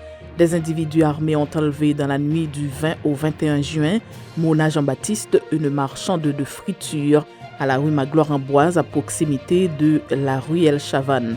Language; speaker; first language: French; non-native, local second language; Haitian Creole